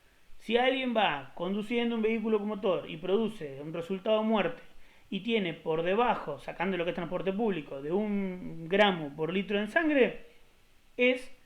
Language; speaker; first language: Spanish; native; Spanish